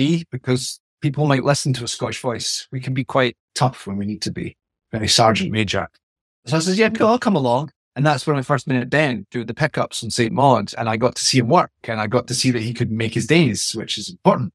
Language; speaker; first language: English; native; English